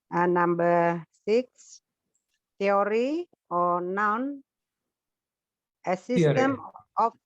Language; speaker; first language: English; non-native, learner; Indonesian